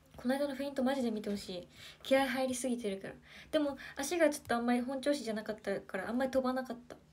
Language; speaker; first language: Japanese; native; Japanese